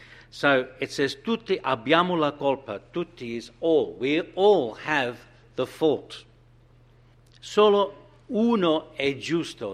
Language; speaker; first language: Italian; native; Italian